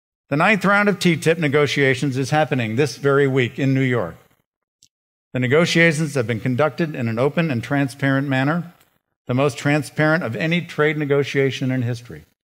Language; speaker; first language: English; native; English